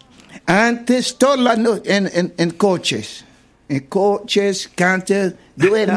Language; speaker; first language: Spanish; non-native, learner; English